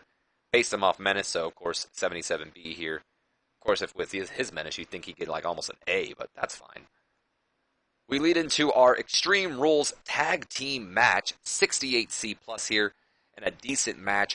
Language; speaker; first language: English; native; English